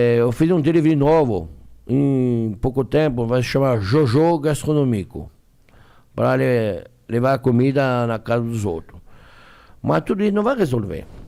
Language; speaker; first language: Portuguese; non-native, fluent; French